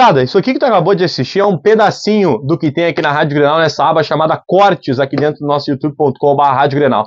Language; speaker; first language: Portuguese; native; Portuguese